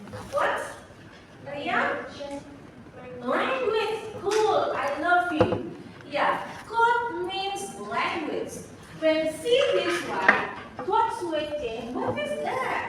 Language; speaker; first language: English; non-native, fluent; Indonesian